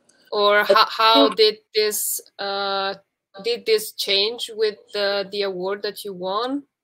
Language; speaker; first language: English; non-native, fluent; Italian